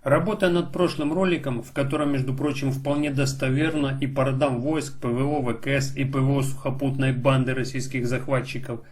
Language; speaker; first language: Russian; non-native, local second language; Ukrainian